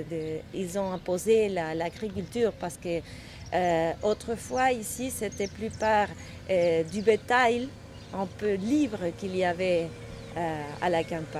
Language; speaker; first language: French; non-native, fluent; Spanish